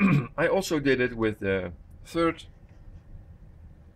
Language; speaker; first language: English; non-native, fluent; Dutch